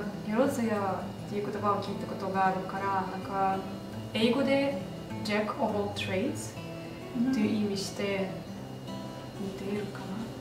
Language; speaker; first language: Japanese; non-native, fluent; Russian